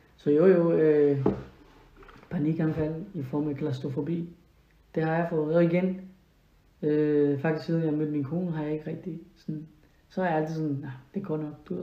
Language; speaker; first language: Danish; non-native, fluent; Spanish